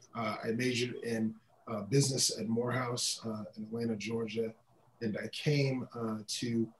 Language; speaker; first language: English; native; English